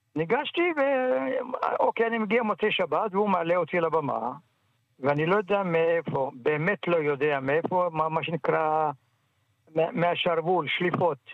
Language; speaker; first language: Hebrew; early bilingual, other home language; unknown